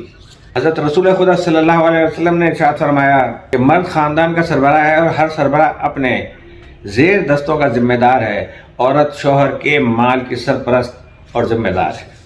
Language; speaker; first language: Urdu; native; Urdu